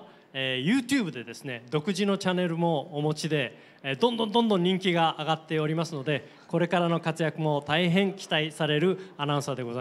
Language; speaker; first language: Japanese; native; Japanese